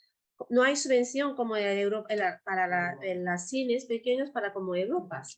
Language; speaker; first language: Spanish; non-native, learner; Japanese